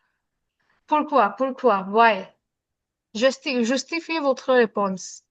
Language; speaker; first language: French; non-native, fluent; Hindi